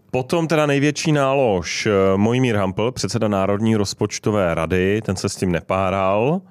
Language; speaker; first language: Czech; native; Czech